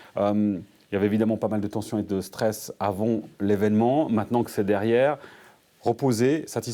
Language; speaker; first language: French; native; French